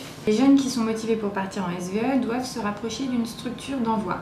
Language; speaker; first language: French; native; French